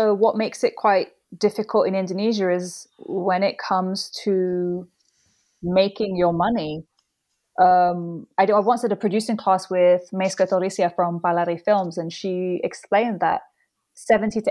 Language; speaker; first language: English; native; English